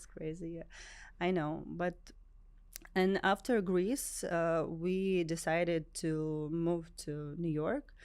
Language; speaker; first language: English; non-native, learner; Ukrainian